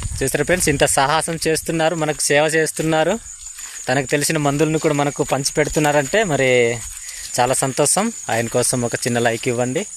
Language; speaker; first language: Telugu; non-native, local second language; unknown